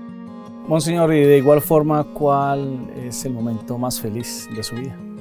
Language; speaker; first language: Spanish; native; Spanish